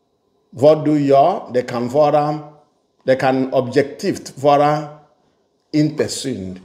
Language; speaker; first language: Swedish; non-native, fluent; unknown